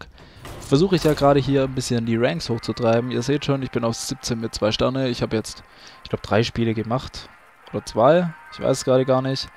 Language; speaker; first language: German; native; German